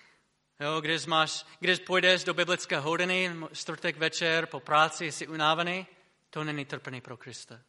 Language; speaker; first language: Czech; non-native, fluent; English